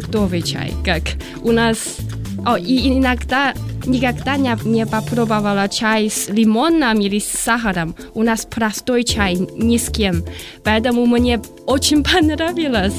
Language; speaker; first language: Russian; non-native, learner; Chinese